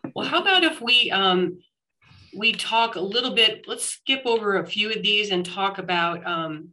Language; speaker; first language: English; native; English